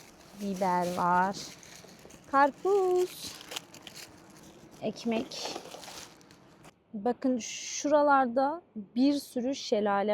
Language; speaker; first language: Turkish; native; Turkish